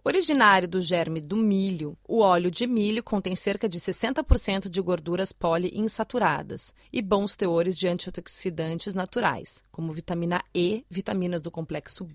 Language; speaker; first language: Portuguese; native; Portuguese